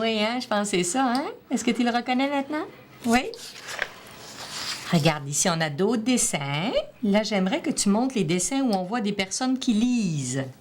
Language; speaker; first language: French; native; French